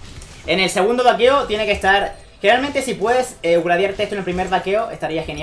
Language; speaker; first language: Spanish; native; Spanish